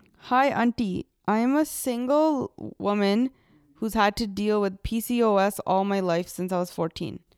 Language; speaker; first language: Punjabi; early bilingual, heritage; Punjabi